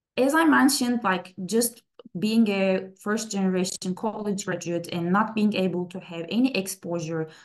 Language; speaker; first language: English; non-native, fluent; Turkish